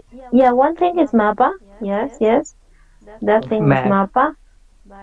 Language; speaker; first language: English; non-native, fluent; Spanish